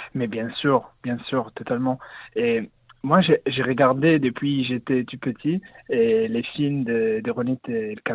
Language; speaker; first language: French; non-native, learner; Hebrew